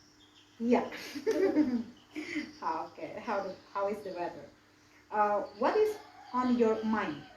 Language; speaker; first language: English; non-native, learner; Indonesian